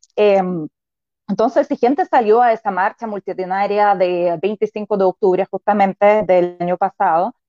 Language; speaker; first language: Spanish; non-native, fluent; Russian